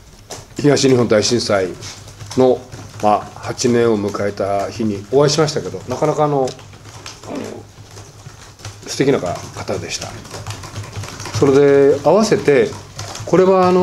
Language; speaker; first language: Japanese; native; Japanese